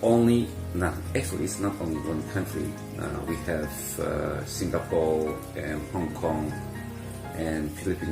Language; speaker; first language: English; non-native, fluent; Korean